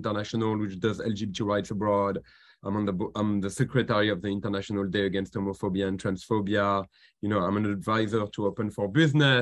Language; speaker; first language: English; non-native, fluent; French